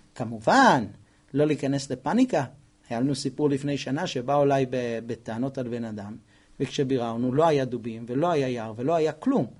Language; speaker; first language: Hebrew; non-native, fluent; English